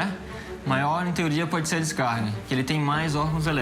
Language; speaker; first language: Portuguese; native; Portuguese